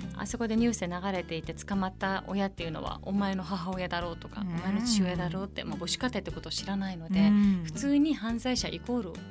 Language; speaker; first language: Japanese; early bilingual, other home language; Persian